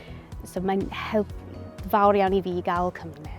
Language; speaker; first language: Welsh; non-native, fluent; English